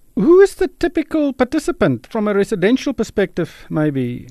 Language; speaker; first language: English; non-native, local second language; Afrikaans